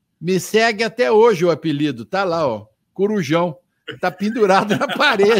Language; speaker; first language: Portuguese; native; Portuguese